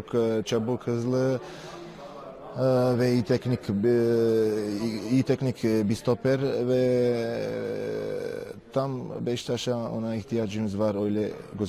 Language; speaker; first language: Turkish; non-native, fluent; Croatian